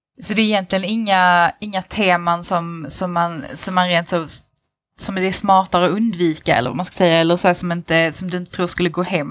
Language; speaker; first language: Swedish; native; Swedish